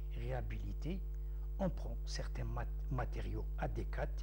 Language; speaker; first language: French; non-native, local second language; Arabic